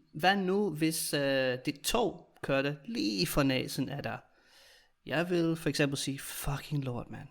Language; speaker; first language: Danish; native; Danish